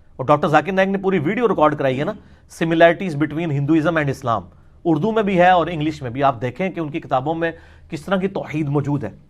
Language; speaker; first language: Urdu; non-native, local second language; Punjabi